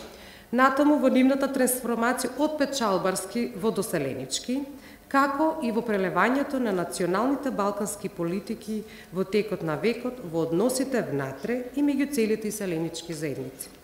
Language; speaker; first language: Macedonian; native; Macedonian